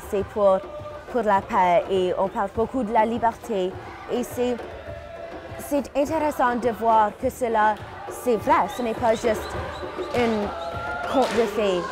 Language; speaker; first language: French; non-native, local second language; English